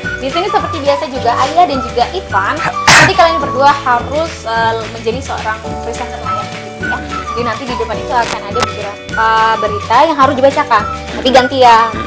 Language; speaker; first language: Indonesian; native; Indonesian